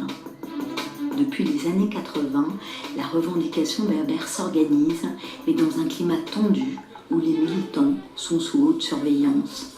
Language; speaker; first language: French; native; French